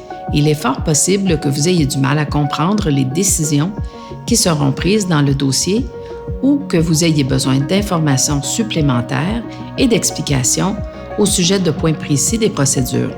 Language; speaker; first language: French; native; French